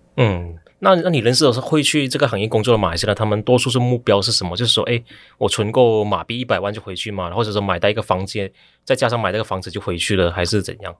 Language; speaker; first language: Chinese; native; Chinese